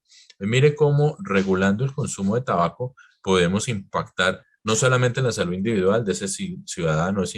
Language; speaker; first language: Spanish; native; Spanish